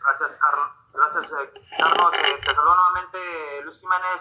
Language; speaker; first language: Spanish; native; Spanish